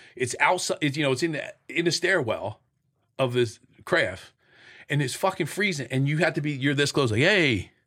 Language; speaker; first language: English; native; English